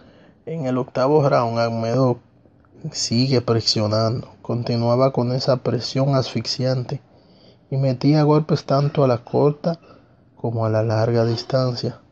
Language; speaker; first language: Spanish; native; Spanish